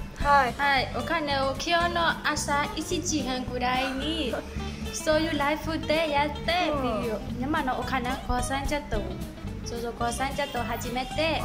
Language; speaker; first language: Japanese; non-native, learner; Burmese